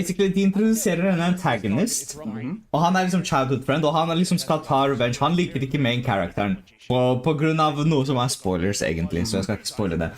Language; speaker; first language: Norwegian; native; Norwegian